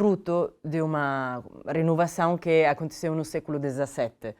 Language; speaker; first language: Portuguese; non-native, fluent; Italian